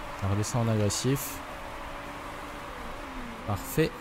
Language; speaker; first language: French; native; French